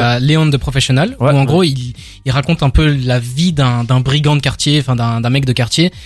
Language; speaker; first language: French; native; French